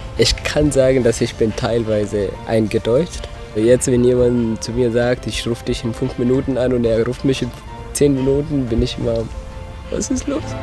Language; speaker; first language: German; non-native, fluent; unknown